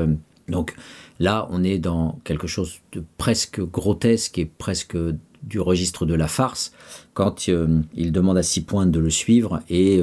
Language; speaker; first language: French; native; French